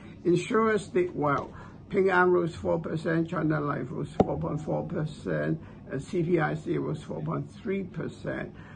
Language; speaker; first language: English; non-native, local second language; Cantonese